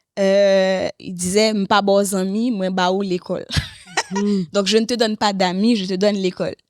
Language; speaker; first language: French; native; French